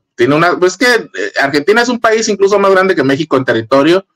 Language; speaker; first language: Spanish; native; Spanish